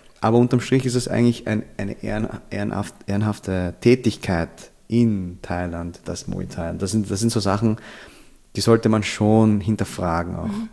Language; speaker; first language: German; early bilingual, other home language; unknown